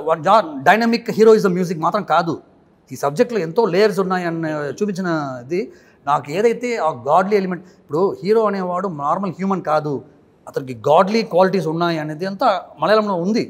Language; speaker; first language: Telugu; native; Telugu